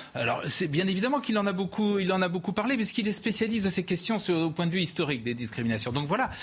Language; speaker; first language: French; native; French